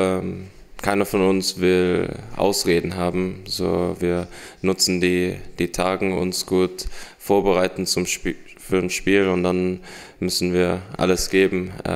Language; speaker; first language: German; early bilingual, heritage; German